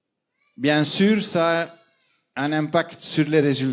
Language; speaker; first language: French; non-native, fluent; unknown